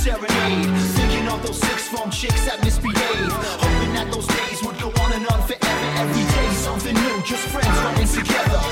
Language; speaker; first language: English; native; English